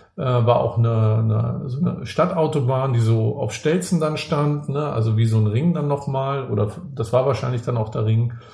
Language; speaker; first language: German; native; German